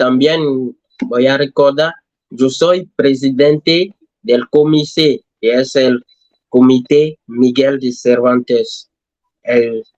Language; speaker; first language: Spanish; non-native, learner; French